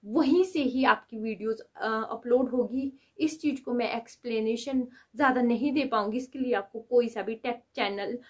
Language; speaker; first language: Hindi; native; Hindi